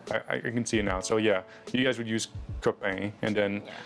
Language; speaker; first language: English; native; English